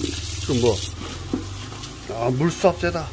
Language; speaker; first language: Korean; native; Korean